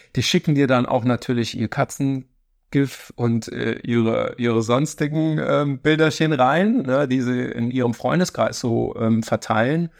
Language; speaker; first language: German; native; German